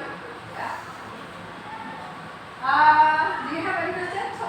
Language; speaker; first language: English; non-native, learner; Indonesian